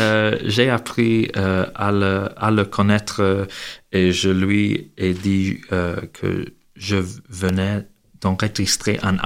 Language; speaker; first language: French; non-native, learner; English